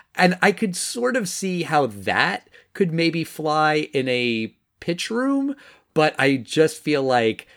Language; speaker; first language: English; native; English